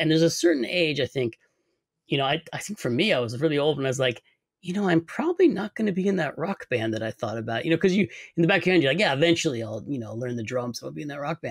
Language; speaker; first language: English; native; English